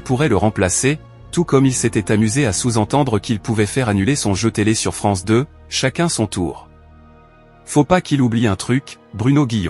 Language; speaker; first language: French; native; French